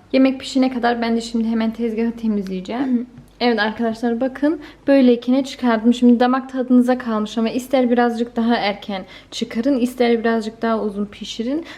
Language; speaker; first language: Turkish; early bilingual, heritage; Turkish